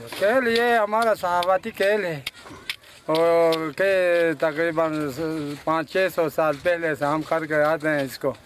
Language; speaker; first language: Urdu; non-native, local second language; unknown